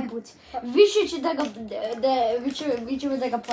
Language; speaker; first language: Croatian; early bilingual, heritage; Croatian